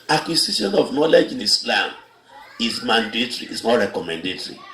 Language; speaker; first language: English; non-native, local second language; Yoruba